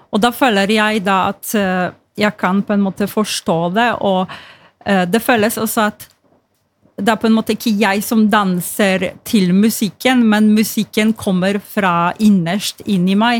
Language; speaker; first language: Norwegian; non-native, fluent; Polish